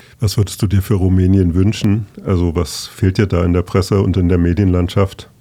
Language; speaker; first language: German; native; German